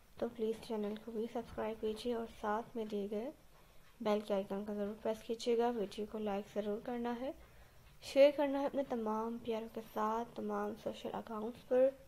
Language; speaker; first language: Urdu; native; Urdu